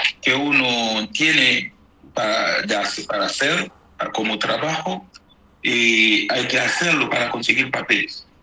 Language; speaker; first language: Spanish; non-native, fluent; Haitian Creole